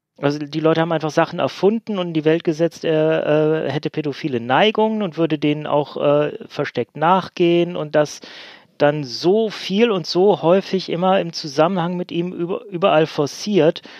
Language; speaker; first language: German; native; German